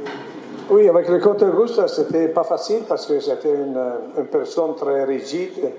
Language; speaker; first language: French; non-native, fluent; Italian